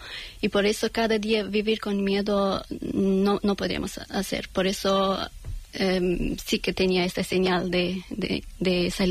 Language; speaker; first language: Spanish; non-native, learner; Persian